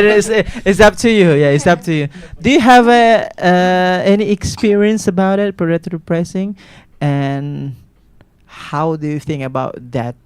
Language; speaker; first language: English; non-native, learner; Indonesian